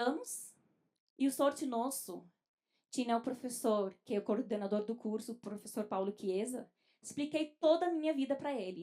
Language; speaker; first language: Portuguese; non-native, fluent; Arabic